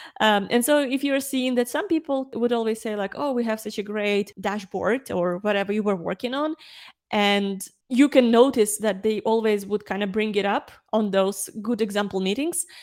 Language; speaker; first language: English; non-native, fluent; Ukrainian